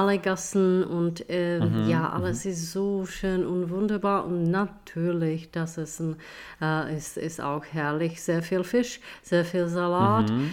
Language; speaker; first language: German; non-native, fluent; Czech